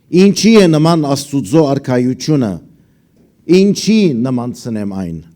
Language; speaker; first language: Armenian; early bilingual, heritage; Armenian